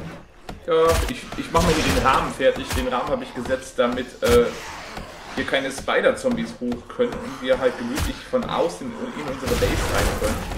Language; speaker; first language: German; native; German